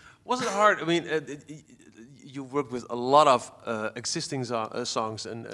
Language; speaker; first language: English; non-native, fluent; Dutch